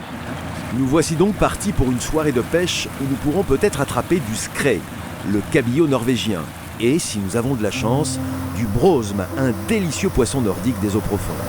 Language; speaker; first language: French; native; French